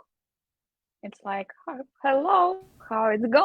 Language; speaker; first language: English; non-native, learner; Ukrainian